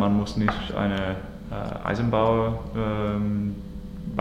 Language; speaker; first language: German; non-native, learner; English